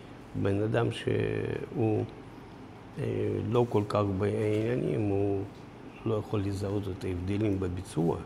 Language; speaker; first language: Hebrew; non-native, fluent; Russian